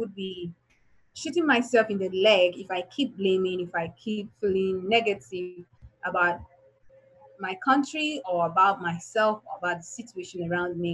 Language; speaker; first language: English; non-native, local second language; Igbo